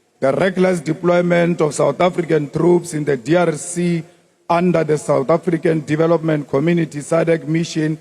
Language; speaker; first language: English; non-native, local second language; Northern Sotho